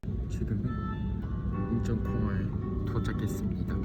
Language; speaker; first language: Korean; non-native, learner; Japanese